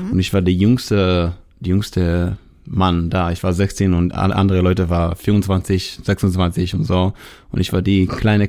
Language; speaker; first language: German; non-native, learner; Hebrew